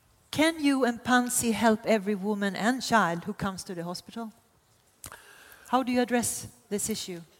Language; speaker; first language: English; non-native, fluent; Swedish